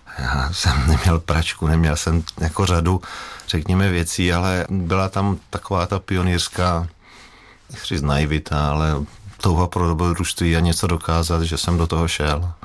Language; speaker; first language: Czech; native; Czech